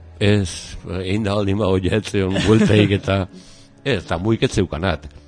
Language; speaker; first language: Basque; native; Basque